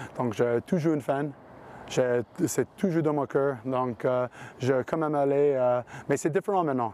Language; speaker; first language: French; non-native, learner; English